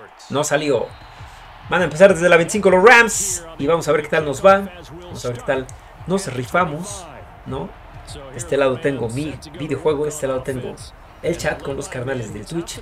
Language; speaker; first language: Spanish; native; Spanish